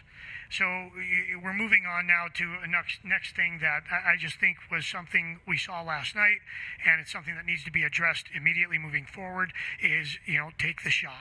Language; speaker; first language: English; native; English